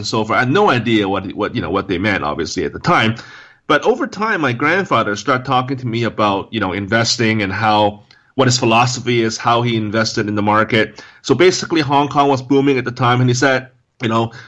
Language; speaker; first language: English; non-native, local second language; Cantonese